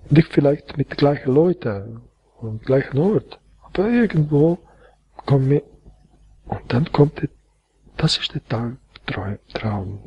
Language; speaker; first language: German; non-native, fluent; Croatian